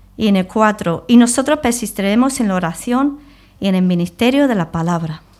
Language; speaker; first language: Spanish; non-native, fluent; English